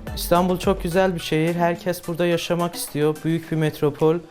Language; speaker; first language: Turkish; non-native, fluent; Persian